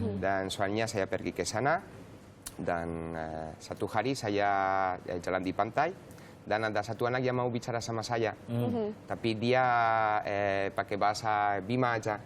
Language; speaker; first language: Indonesian; non-native, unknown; Spanish